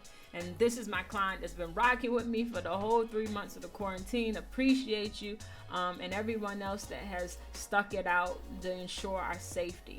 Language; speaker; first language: English; native; English